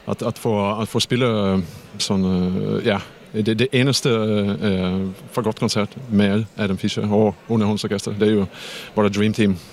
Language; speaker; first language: Danish; non-native, fluent; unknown